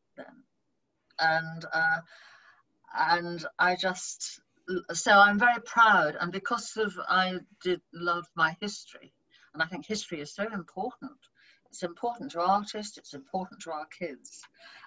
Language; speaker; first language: English; native; English